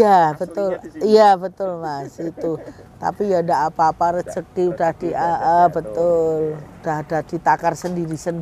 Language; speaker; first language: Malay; non-native, local second language; Javanese